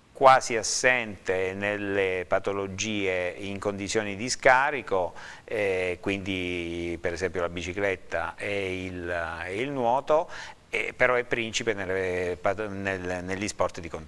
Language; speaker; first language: Italian; native; Italian